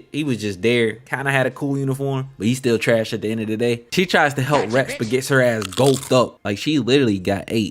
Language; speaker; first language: English; native; English